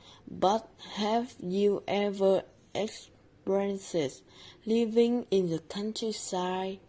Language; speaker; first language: English; non-native, learner; Vietnamese